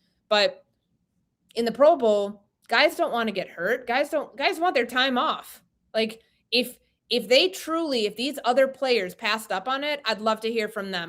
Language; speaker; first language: English; native; English